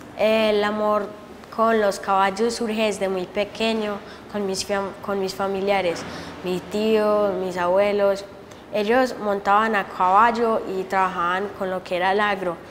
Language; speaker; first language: Spanish; early bilingual, heritage; Spanish